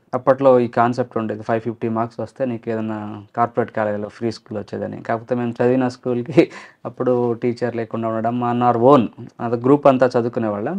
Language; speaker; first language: Telugu; non-native, local second language; Lambadi